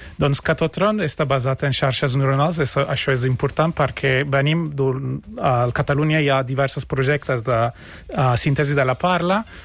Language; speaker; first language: Catalan; non-native, fluent; Turkish